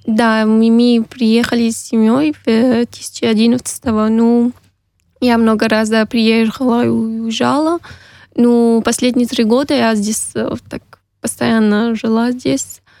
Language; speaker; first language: Russian; non-native, learner; Arabic